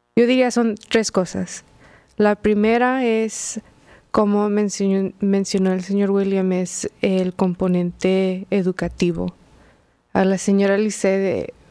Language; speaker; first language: Spanish; early bilingual, heritage; Spanish